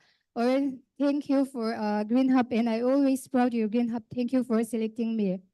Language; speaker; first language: Hindi; non-native, local second language; Mizo